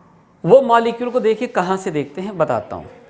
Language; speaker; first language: Hindi; native; Hindi